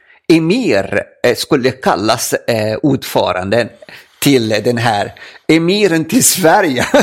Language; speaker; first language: Swedish; non-native, fluent; Arabic